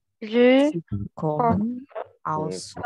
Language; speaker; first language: German; non-native, learner; Indonesian